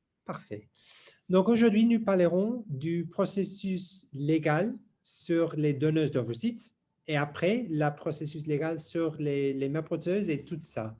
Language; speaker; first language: French; non-native, learner; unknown